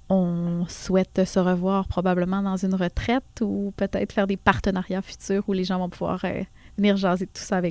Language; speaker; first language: French; native; French